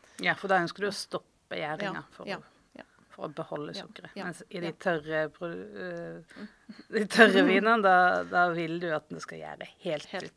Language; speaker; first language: Norwegian; native; Norwegian